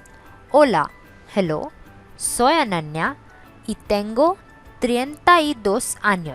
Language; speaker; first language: Spanish; non-native, fluent; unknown